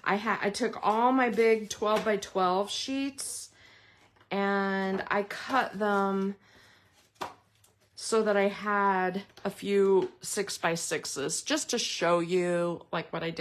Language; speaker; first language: English; native; English